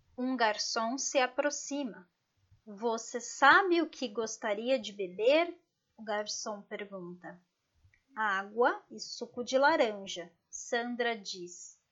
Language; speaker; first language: Portuguese; native; Portuguese